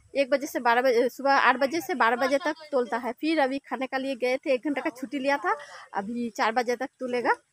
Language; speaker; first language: Hindi; non-native, local second language; Bangla